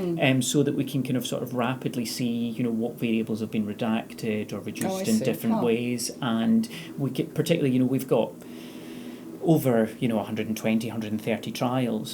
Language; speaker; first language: English; native; English